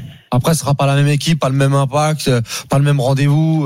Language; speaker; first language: French; native; French